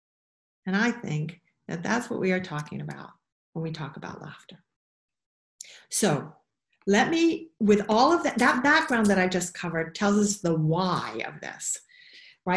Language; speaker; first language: English; native; English